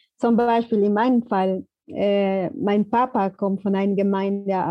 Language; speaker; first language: German; non-native, fluent; Spanish